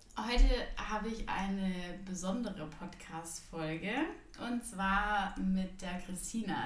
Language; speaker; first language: German; native; German